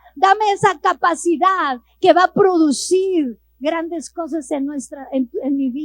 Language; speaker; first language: Spanish; native; Spanish